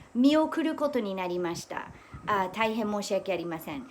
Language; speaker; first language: Japanese; non-native, fluent; English